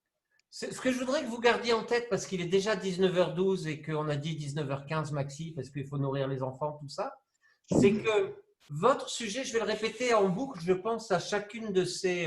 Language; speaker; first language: French; native; French